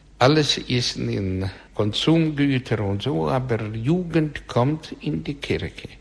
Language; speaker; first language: German; non-native, learner; Russian